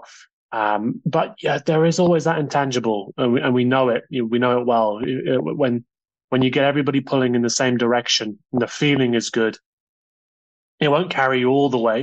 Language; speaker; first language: English; native; English